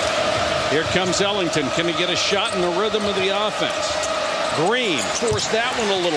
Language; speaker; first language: English; native; English